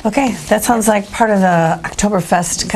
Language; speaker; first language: English; native; English